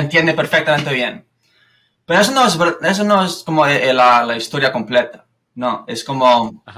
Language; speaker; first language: Spanish; non-native, fluent; English